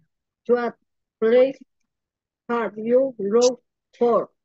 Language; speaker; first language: English; non-native, learner; Spanish